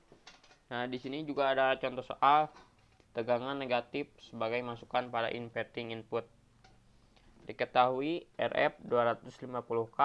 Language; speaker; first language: Indonesian; native; Indonesian